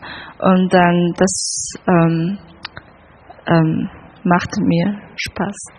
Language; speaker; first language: German; non-native, learner; Chinese